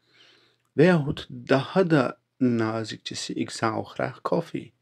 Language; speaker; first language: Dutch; non-native, learner; Turkish